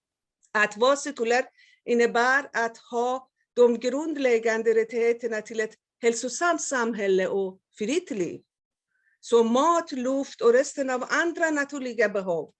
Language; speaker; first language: Swedish; non-native, fluent; Persian